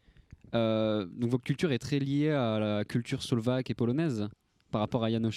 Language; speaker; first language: French; native; French